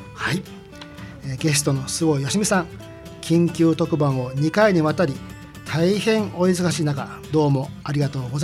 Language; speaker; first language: Japanese; native; Japanese